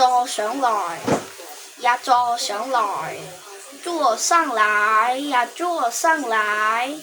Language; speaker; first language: Chinese; non-native, local second language; Cantonese